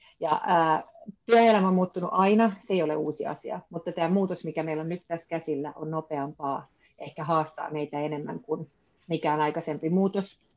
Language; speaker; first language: Finnish; native; Finnish